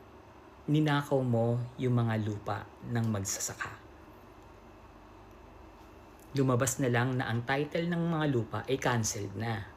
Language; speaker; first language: Filipino; native; Filipino